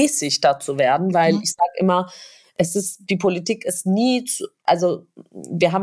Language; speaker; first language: German; non-native, fluent; Georgian